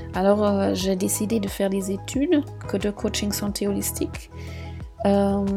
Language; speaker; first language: French; non-native, fluent; German